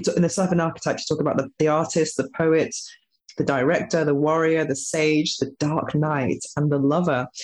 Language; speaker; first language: English; native; English